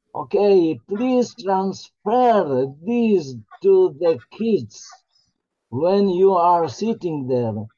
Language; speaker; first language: English; non-native, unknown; Hebrew